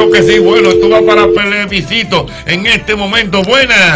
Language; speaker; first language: Spanish; native; Spanish